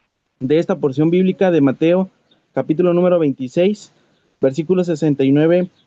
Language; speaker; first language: Spanish; native; Spanish